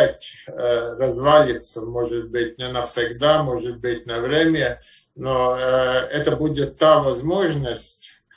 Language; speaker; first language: Russian; non-native, fluent; Latvian